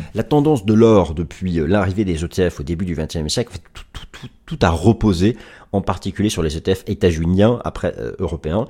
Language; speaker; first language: French; native; French